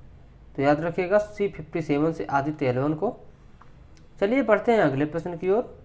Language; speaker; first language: Hindi; native; Hindi